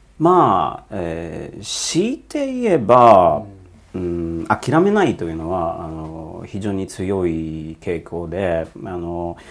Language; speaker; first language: Japanese; non-native, fluent; Polish